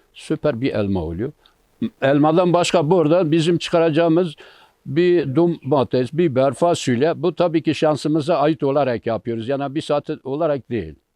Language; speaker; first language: Turkish; native; Turkish